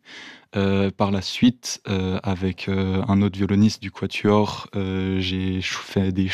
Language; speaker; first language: French; native; French